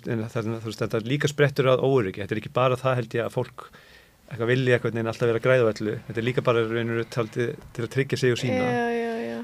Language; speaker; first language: Icelandic; native; Icelandic